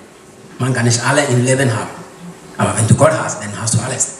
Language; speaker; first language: German; non-native, learner; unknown